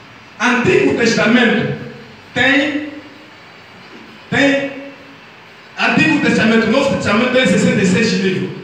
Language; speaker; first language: Portuguese; non-native, learner; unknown